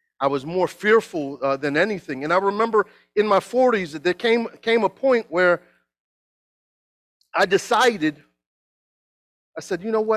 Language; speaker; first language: English; native; English